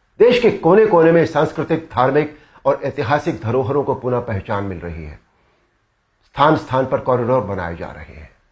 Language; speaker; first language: Hindi; native; Hindi